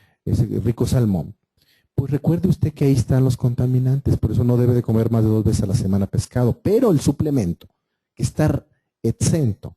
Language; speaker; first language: Spanish; native; Spanish